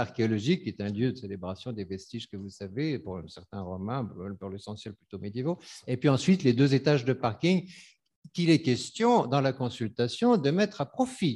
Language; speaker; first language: French; native; French